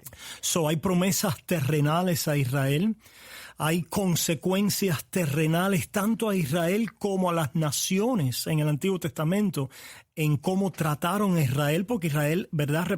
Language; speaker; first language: Spanish; native; Spanish